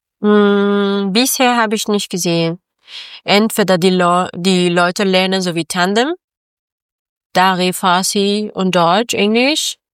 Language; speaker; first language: German; non-native, learner; Persian